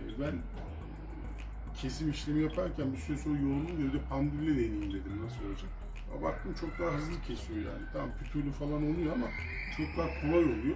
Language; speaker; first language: Turkish; native; Turkish